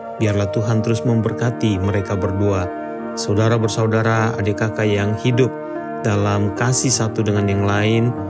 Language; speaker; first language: Indonesian; native; Indonesian